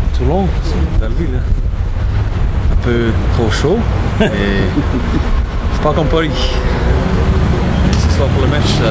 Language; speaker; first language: French; non-native, learner; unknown